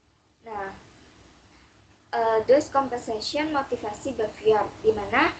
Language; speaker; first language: Indonesian; native; Indonesian